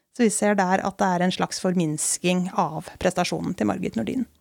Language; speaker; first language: Norwegian; native; Norwegian